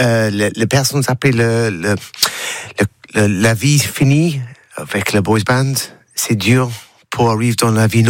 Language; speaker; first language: French; non-native, learner; English